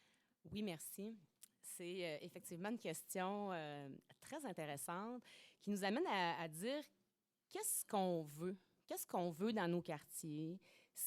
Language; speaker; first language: French; native; French